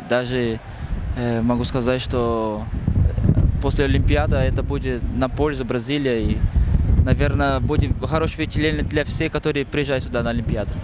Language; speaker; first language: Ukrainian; non-native, learner; Portuguese